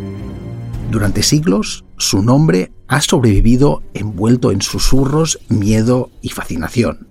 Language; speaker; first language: Spanish; native; Spanish